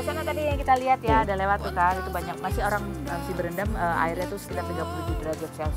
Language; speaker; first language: Indonesian; native; Indonesian